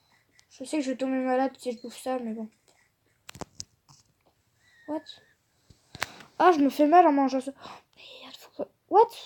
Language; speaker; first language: French; native; French